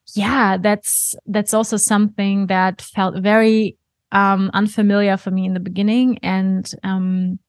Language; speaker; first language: English; non-native, fluent; German